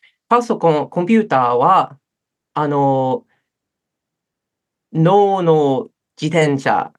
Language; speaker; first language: Japanese; non-native, fluent; English